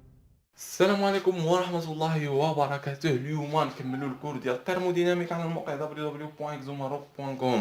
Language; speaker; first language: Arabic; native; Arabic